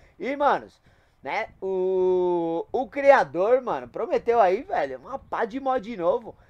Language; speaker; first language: Portuguese; native; Portuguese